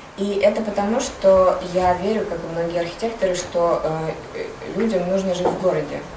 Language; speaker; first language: Russian; native; Russian